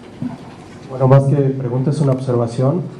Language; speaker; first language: Spanish; native; Spanish